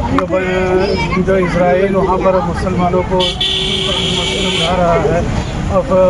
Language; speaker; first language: Hindi; native; Hindi